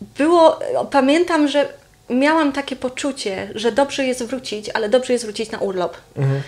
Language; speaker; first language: Polish; native; Polish